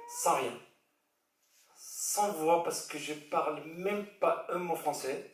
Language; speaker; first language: French; non-native, fluent; Arabic